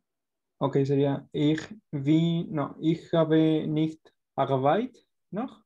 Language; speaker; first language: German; non-native, learner; Spanish